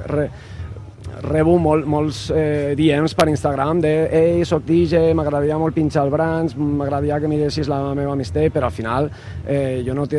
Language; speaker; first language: Catalan; non-native, local second language; Spanish